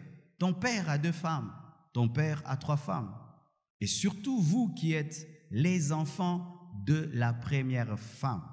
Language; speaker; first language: French; non-native, local second language; Lingala